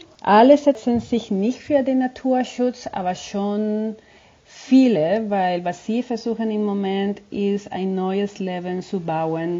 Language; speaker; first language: German; non-native, fluent; Spanish